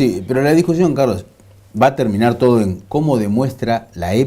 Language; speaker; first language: Spanish; native; Spanish